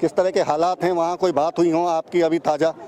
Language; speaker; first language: Hindi; native; Hindi